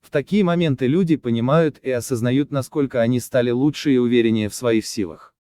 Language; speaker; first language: Russian; native; Russian